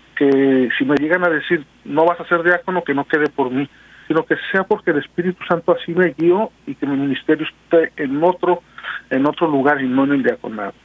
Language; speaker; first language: Spanish; native; Spanish